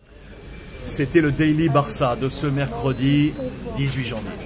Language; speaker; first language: French; native; French